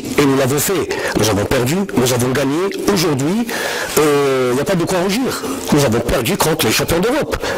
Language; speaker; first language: French; non-native, local second language; Arabic